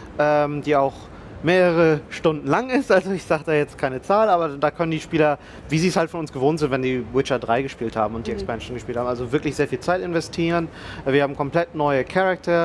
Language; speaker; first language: German; native; German